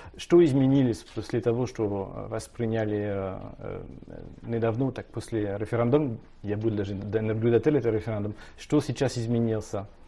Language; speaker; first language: Russian; non-native, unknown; French